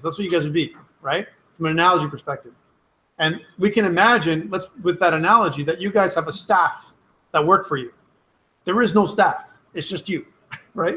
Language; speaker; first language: English; native; English